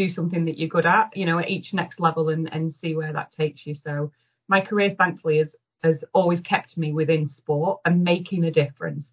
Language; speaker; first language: English; native; English